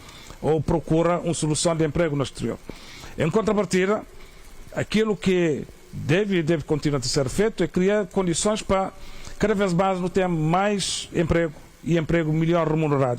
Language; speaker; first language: Portuguese; non-native, local second language; Kabuverdianu